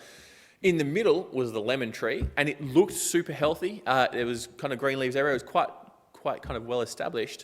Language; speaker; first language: English; native; English